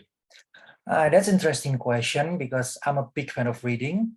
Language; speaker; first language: English; non-native, fluent; Indonesian